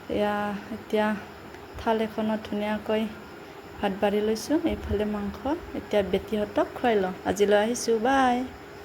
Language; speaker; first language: Assamese; native; Assamese